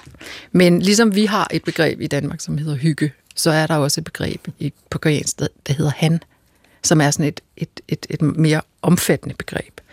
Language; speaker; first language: Danish; native; Danish